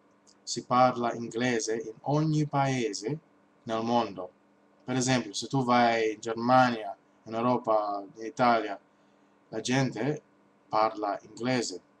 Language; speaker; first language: Italian; non-native, learner; English